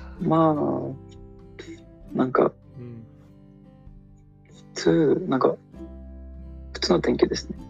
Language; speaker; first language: Japanese; non-native, learner; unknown